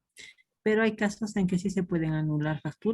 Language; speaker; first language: Spanish; native; Spanish